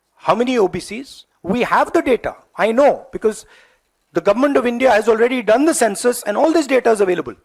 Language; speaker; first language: English; non-native, local second language; Hindi